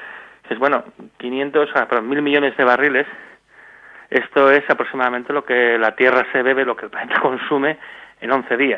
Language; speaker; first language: Spanish; native; Spanish